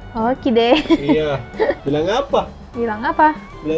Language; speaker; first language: Indonesian; non-native, learner; Turkish